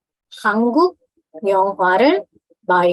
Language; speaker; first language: Korean; non-native, fluent; Indonesian